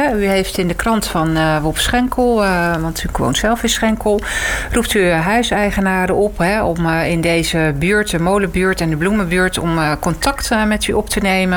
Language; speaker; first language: Dutch; native; Dutch